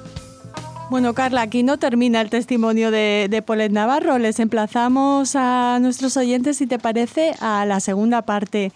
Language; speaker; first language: Spanish; native; Spanish